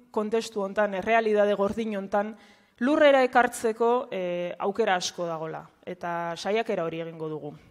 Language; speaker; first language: Basque; native; Basque